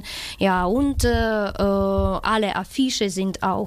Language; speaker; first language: German; non-native, fluent; Ukrainian